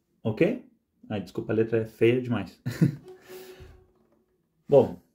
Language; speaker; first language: Portuguese; non-native, fluent; Spanish